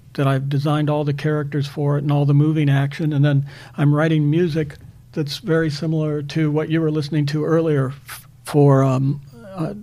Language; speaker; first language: English; native; English